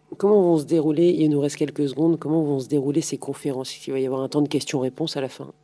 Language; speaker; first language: French; native; French